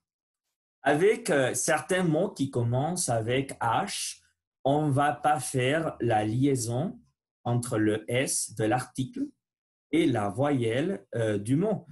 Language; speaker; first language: French; non-native, learner; Spanish